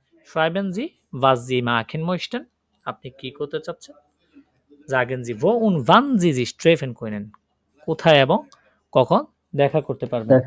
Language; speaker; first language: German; non-native, fluent; Bangla